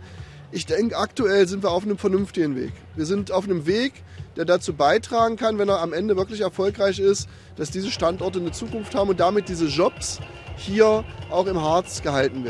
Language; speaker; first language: German; native; German